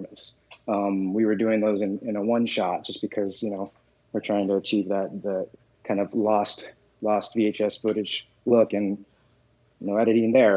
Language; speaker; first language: English; native; English